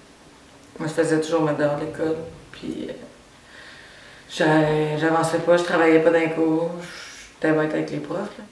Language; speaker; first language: French; native; French